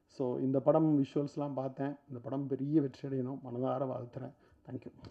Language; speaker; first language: Tamil; native; Tamil